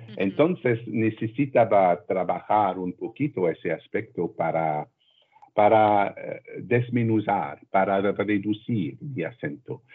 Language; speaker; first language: Spanish; non-native, learner; French